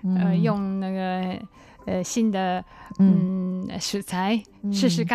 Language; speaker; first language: Chinese; non-native, learner; Japanese